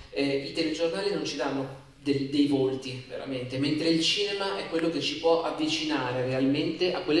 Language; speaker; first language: Italian; native; Italian